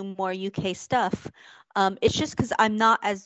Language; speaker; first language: English; native; English